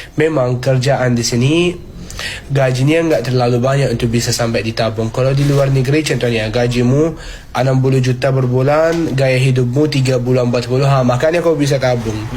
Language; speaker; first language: Indonesian; non-native, fluent; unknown